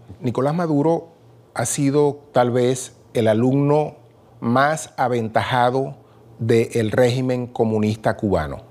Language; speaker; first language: Spanish; native; Spanish